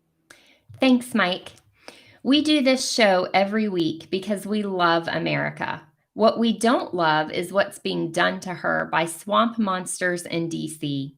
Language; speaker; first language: English; native; English